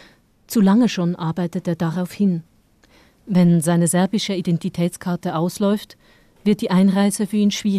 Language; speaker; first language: German; native; German